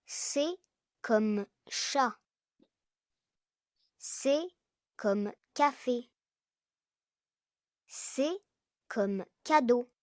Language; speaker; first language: French; non-native, learner; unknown